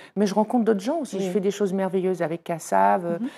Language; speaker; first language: French; native; French